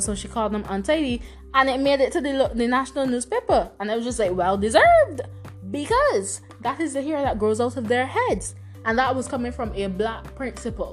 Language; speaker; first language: English; non-native, local second language; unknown